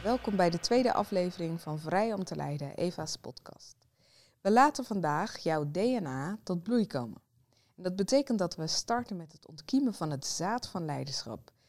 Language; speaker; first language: Dutch; native; Dutch